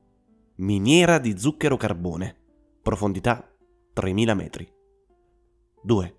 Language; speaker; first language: Italian; native; Italian